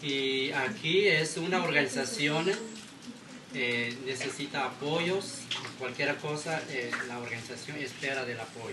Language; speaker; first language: Spanish; non-native, local second language; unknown